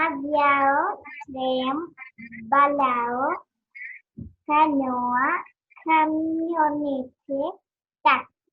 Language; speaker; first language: Portuguese; non-native, learner; Spanish